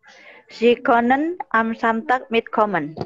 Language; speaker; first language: German; non-native, learner; Indonesian